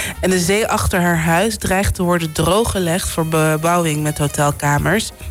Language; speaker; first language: Dutch; non-native, local second language; Papiamento